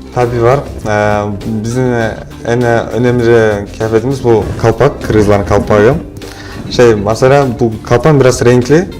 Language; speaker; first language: Turkish; non-native, learner; Kyrgyz